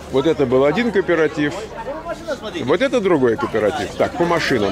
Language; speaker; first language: Russian; native; Russian